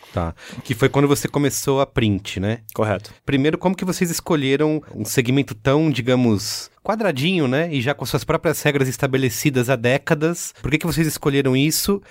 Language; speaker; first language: Portuguese; native; Portuguese